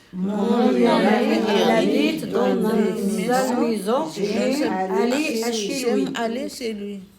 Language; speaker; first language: French; non-native, learner; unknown